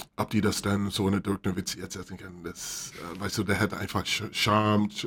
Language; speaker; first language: German; non-native, fluent; English